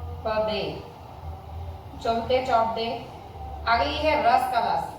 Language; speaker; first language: Hindi; native; Hindi